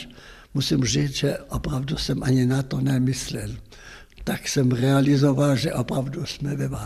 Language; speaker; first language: Czech; non-native, local second language; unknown